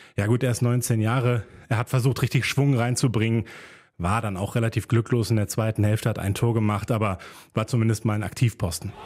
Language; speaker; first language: German; native; German